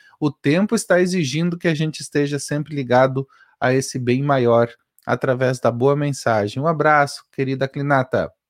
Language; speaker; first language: Portuguese; native; Portuguese